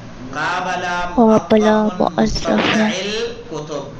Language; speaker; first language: Arabic; non-native, fluent; Urdu